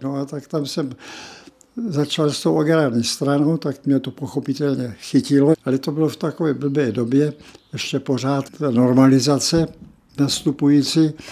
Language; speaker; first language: Czech; native; Czech